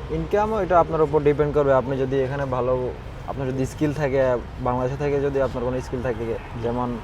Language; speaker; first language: Bangla; native; Bangla